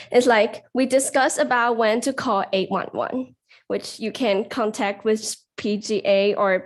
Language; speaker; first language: English; non-native, learner; Chinese